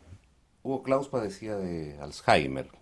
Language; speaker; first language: Spanish; native; Spanish